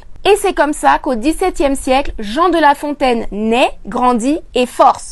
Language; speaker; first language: French; native; French